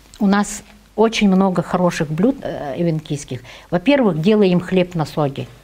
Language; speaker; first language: Russian; non-native, local second language; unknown